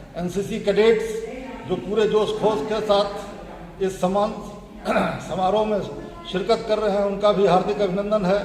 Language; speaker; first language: Hindi; native; Hindi